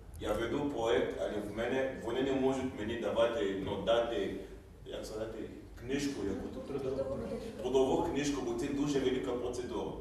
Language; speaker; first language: Polish; non-native, learner; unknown